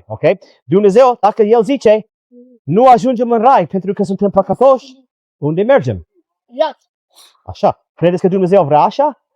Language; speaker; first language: Romanian; non-native, learner; English